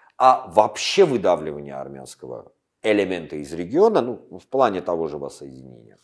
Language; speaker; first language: Russian; non-native, local second language; Armenian